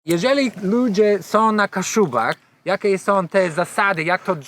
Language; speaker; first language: Polish; non-native, learner; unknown